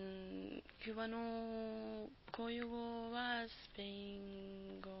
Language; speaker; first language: Japanese; non-native, learner; Spanish